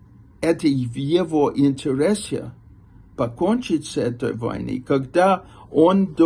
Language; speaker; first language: Russian; non-native, fluent; English